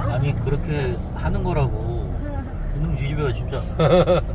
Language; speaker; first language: Korean; native; Korean